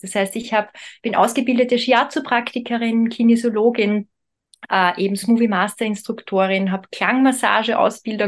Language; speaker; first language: German; native; German